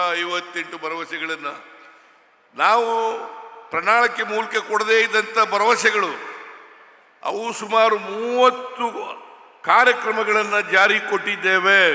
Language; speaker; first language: Kannada; native; Kannada